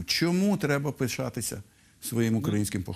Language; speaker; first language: Ukrainian; native; Ukrainian